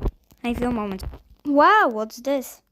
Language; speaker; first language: English; non-native, learner; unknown